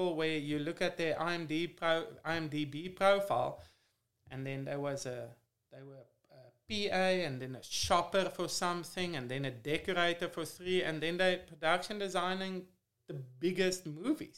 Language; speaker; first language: English; non-native, fluent; Afrikaans